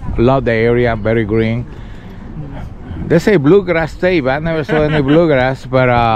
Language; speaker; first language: English; non-native, fluent; Spanish